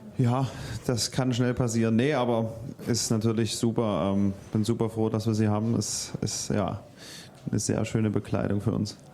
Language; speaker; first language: German; native; German